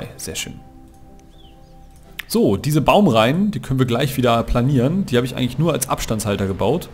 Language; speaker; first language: German; native; German